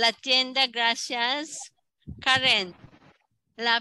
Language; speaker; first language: Spanish; non-native, learner; Filipino